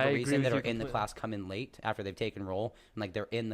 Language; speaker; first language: English; native; English